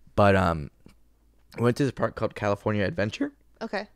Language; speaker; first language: English; native; English